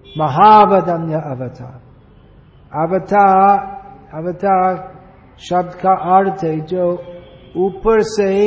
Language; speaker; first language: Hindi; non-native, fluent; English